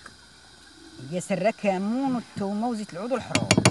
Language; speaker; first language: Arabic; native; Arabic